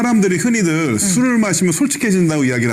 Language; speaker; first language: Korean; native; Korean